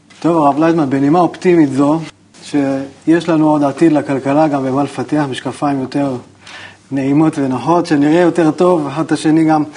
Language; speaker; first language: Hebrew; native; Hebrew